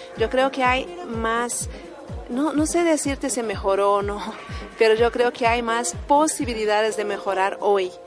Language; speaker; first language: Spanish; non-native, fluent; Portuguese